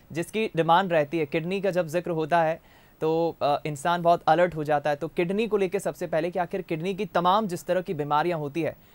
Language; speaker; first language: Hindi; native; Hindi